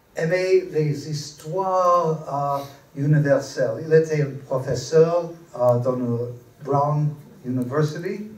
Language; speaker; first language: French; non-native, learner; English